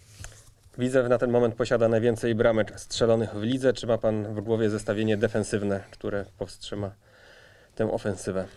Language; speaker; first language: Polish; native; Polish